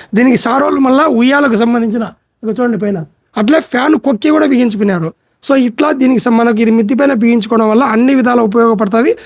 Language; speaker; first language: Telugu; native; Telugu